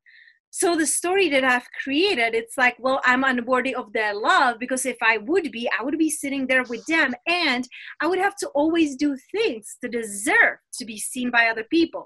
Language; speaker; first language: English; non-native, fluent; Czech